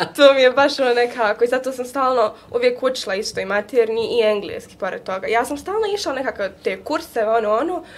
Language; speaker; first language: Bosnian; native; Bosnian